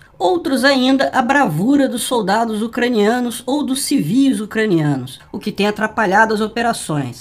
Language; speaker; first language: Portuguese; native; Portuguese